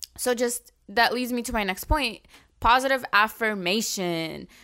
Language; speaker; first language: English; early bilingual, other home language; Arabic